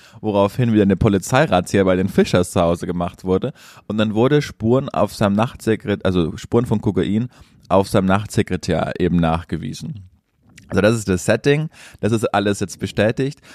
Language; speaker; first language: German; native; German